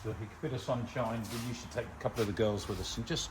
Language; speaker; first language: English; native; English